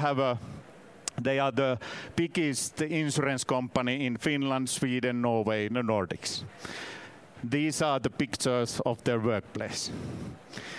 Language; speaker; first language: English; non-native, fluent; Finnish